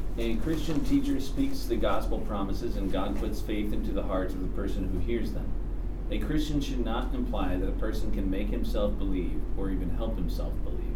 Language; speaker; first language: English; native; English